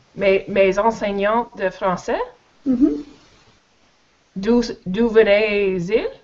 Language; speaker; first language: French; non-native, learner; English